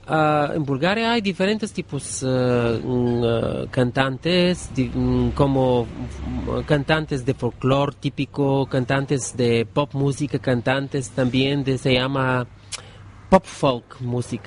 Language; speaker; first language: Spanish; non-native, learner; Bulgarian